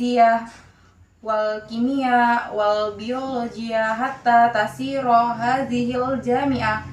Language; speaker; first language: Arabic; non-native, learner; Indonesian